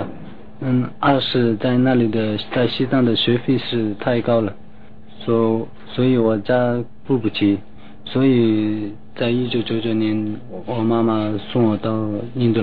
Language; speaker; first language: Chinese; non-native, local second language; Tibetan